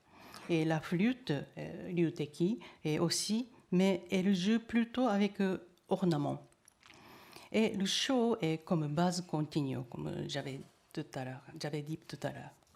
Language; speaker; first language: French; non-native, learner; Japanese